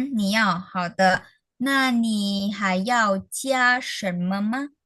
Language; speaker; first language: Chinese; non-native, fluent; Indonesian